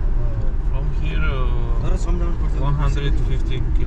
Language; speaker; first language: English; non-native, learner; Georgian